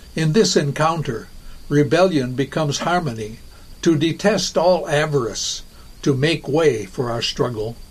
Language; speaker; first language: English; native; English